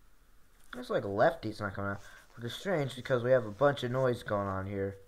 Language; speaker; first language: English; native; English